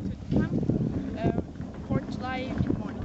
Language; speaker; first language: English; non-native, learner; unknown